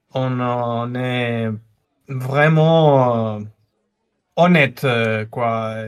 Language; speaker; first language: French; non-native, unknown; Spanish